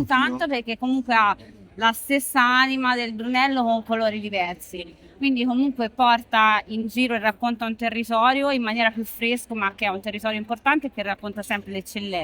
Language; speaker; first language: Italian; native; Italian